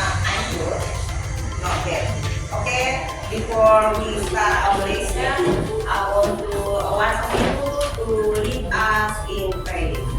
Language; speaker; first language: English; non-native, fluent; Indonesian